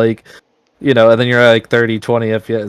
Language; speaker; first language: English; native; English